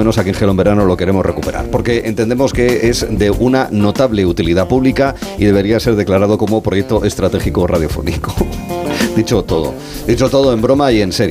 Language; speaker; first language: Spanish; native; Spanish